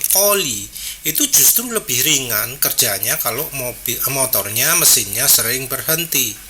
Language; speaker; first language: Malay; non-native, local second language; Javanese